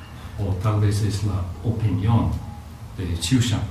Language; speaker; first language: Spanish; non-native, fluent; English